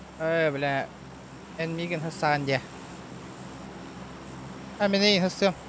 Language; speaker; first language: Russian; non-native, local second language; Yakut